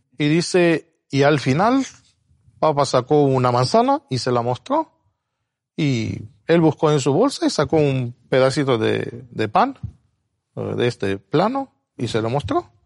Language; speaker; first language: Spanish; non-native, fluent; Romanian